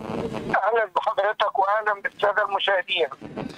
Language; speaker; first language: Arabic; native; Arabic